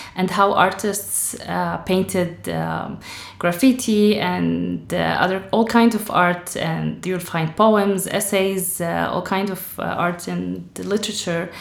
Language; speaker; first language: English; non-native, fluent; Arabic